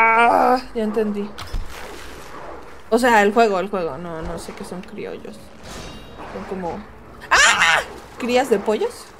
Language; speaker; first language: Spanish; native; Spanish